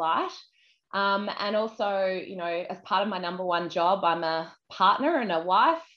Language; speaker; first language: English; native; English